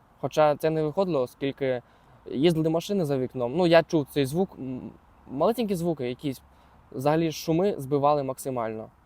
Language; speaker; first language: Ukrainian; non-native, local second language; Russian